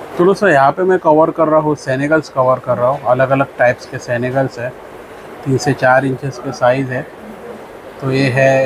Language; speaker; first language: Hindi; non-native, local second language; Marathi